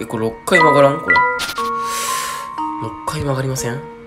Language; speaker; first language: Japanese; native; Japanese